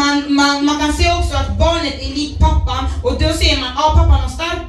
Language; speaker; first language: Swedish; non-native, learner; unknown